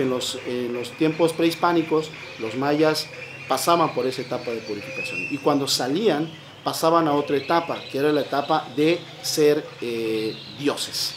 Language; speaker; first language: Spanish; native; Spanish